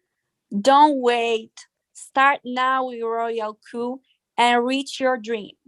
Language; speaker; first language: English; non-native, fluent; Italian